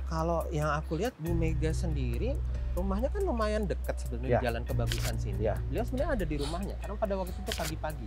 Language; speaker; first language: Indonesian; native; Indonesian